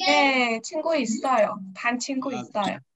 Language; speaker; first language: Korean; non-native, learner; Vietnamese